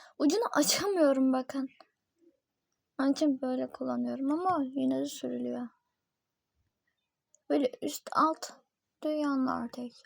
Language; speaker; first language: Turkish; native; Turkish